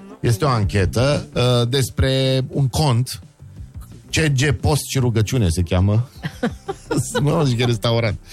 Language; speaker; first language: Romanian; native; Romanian